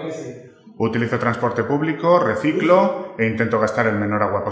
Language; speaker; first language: Spanish; native; Spanish